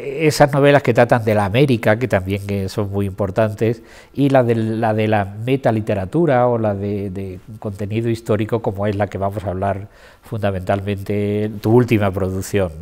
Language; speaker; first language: Spanish; native; Spanish